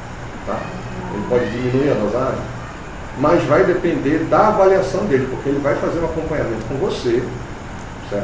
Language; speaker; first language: Portuguese; native; Portuguese